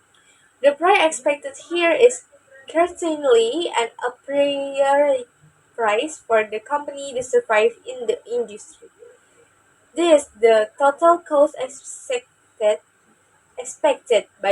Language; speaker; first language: English; non-native, learner; Indonesian